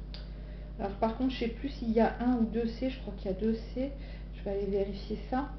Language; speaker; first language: French; native; French